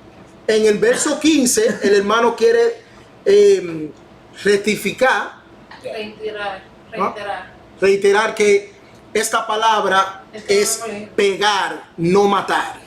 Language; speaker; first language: Spanish; non-native, fluent; English